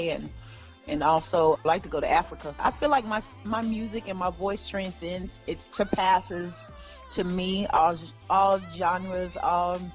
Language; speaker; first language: English; native; English